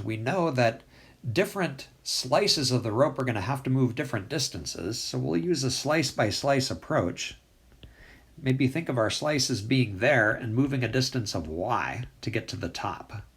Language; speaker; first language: English; native; English